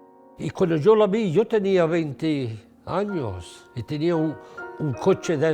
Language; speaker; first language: Spanish; early bilingual, heritage; English